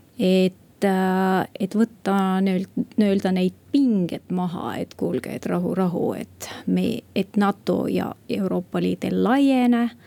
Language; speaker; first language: Estonian; non-native, local second language; Russian